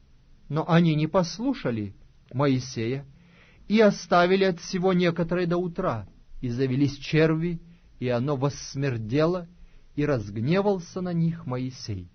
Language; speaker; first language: Russian; native; Russian